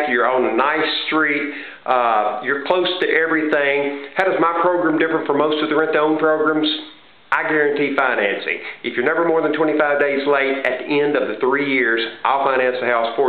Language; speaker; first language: English; native; English